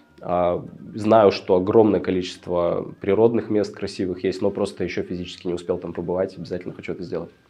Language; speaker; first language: Russian; native; Russian